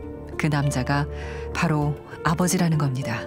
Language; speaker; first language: Korean; native; Korean